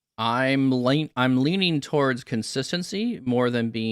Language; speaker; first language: English; native; English